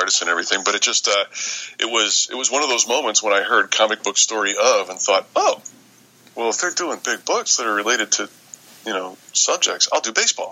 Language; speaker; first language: English; native; English